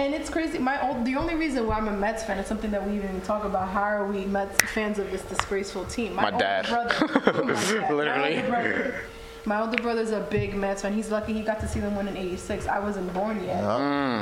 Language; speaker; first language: English; early bilingual, other home language; Spanish